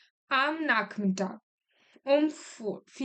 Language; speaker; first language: German; non-native, learner; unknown